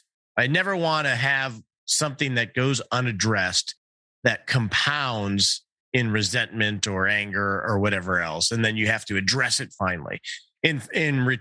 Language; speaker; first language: English; native; English